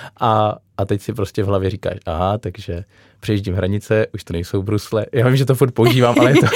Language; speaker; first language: Czech; native; Czech